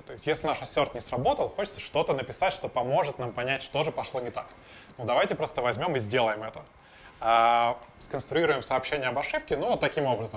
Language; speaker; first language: Russian; native; Russian